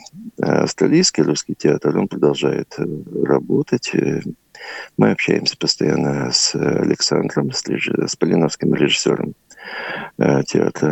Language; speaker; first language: Russian; native; Russian